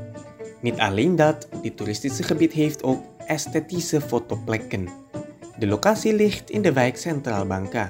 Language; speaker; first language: Dutch; non-native, fluent; Indonesian